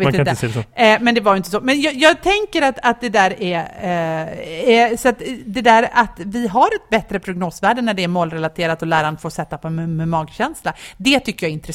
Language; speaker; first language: Swedish; native; Swedish